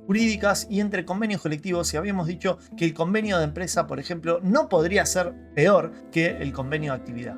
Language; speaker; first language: Spanish; native; Spanish